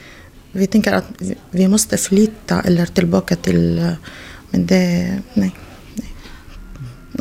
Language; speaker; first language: Swedish; non-native, learner; Arabic